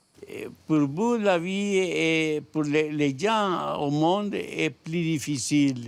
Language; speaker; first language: French; non-native, learner; Spanish